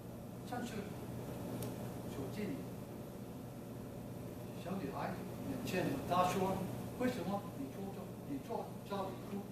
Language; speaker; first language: Chinese; native; Chinese